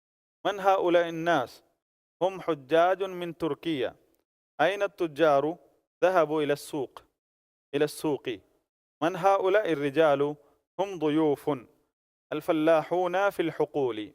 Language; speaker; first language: Arabic; non-native, fluent; Urdu